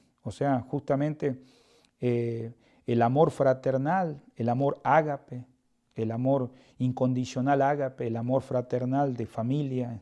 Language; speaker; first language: Spanish; native; Spanish